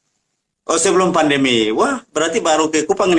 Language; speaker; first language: Indonesian; native; Indonesian